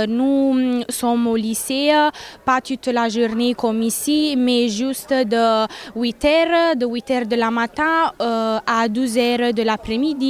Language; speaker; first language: French; non-native, learner; Italian